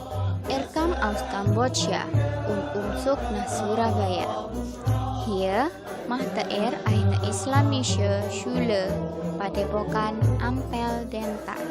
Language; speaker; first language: German; non-native, learner; Indonesian